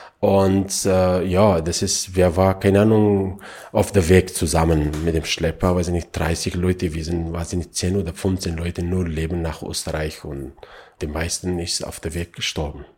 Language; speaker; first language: German; non-native, learner; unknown